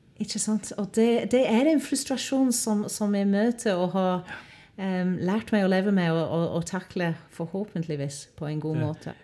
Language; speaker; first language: Norwegian; non-native, fluent; English